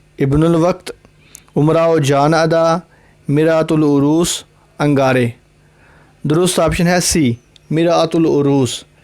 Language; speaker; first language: Urdu; non-native, local second language; Punjabi